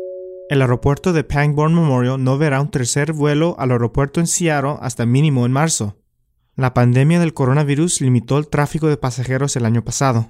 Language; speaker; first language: Spanish; native; Spanish